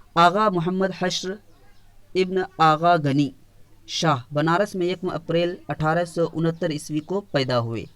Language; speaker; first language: Urdu; native; Urdu